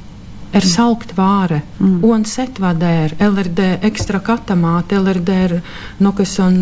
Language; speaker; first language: Norwegian; non-native, fluent; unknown